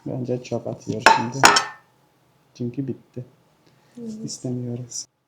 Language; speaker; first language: Turkish; non-native, learner; English